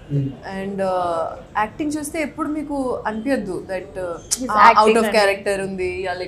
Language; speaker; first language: Telugu; non-native, local second language; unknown